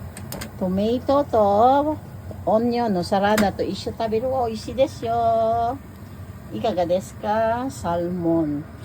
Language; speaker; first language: Japanese; non-native, learner; Filipino